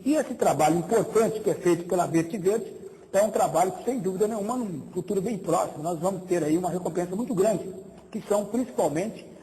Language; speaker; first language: Portuguese; native; Portuguese